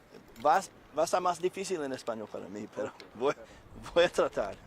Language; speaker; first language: Spanish; non-native, learner; English